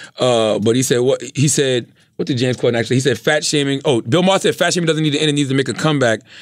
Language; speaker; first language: English; native; English